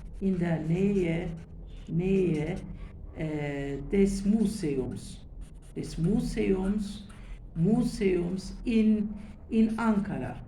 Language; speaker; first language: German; non-native, learner; Turkish